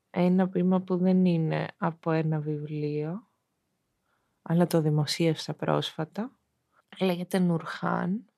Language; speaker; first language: Greek; early bilingual, heritage; Greek